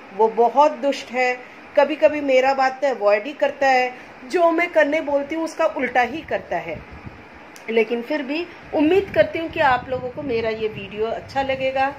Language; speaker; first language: Hindi; non-native, local second language; Bangla